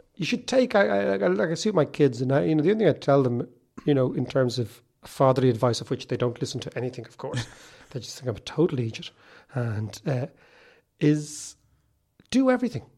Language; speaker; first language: English; native; English